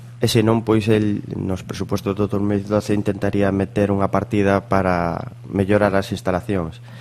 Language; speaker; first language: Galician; native; Galician